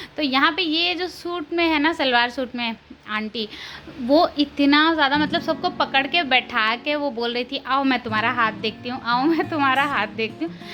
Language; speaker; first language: Hindi; non-native, local second language; Telugu